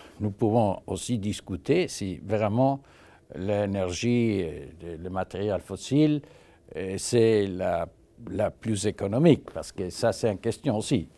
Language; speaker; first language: French; non-native, fluent; Spanish